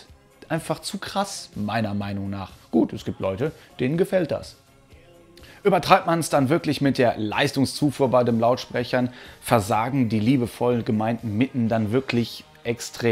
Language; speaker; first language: German; native; German